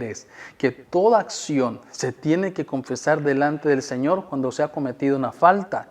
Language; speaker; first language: Spanish; native; Spanish